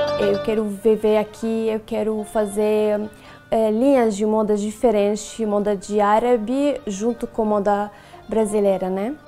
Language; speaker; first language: Portuguese; non-native, learner; Arabic